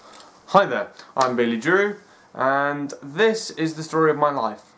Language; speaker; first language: English; native; English